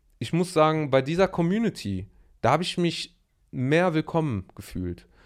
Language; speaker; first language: German; early bilingual, other home language; Arabic